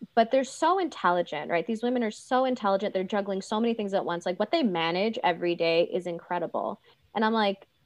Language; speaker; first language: English; early bilingual, other home language; Urdu